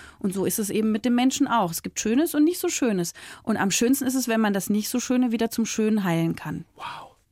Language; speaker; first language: German; native; German